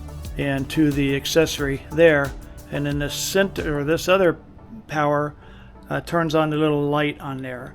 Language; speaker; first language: English; native; English